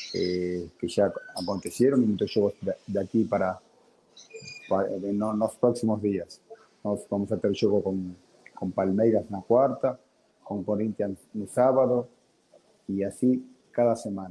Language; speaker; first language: Portuguese; non-native, fluent; Spanish